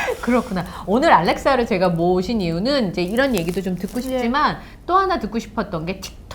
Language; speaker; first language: Korean; native; Korean